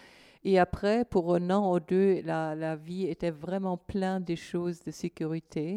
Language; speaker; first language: French; non-native, fluent; German